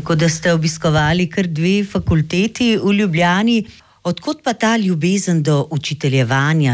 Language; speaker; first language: Slovenian; native; Slovenian